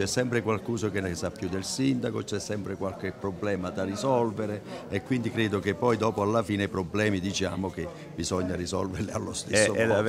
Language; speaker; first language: Italian; native; Italian